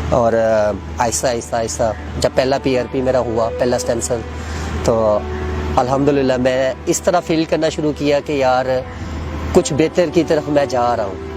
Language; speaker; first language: Urdu; non-native, local second language; Punjabi